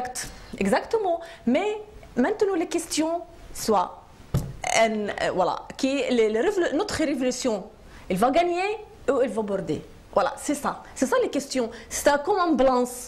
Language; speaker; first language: French; non-native, learner; Arabic